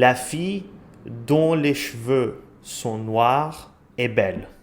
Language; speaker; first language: French; non-native, fluent; Portuguese